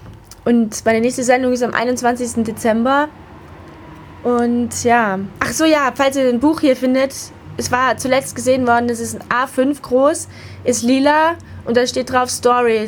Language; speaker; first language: German; native; German